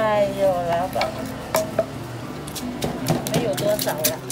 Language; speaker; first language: Chinese; non-native, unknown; Thai